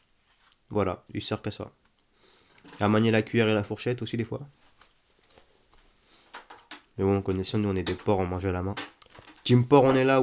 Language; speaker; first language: French; native; French